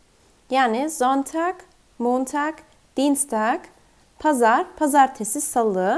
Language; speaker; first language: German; non-native, fluent; Turkish